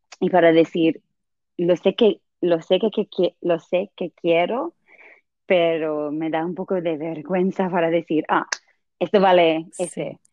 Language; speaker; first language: Spanish; non-native, learner; English